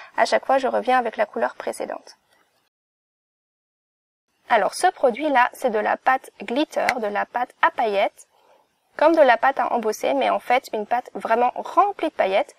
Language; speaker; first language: French; native; French